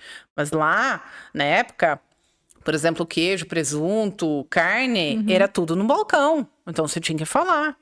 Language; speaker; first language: Portuguese; non-native, fluent; Dutch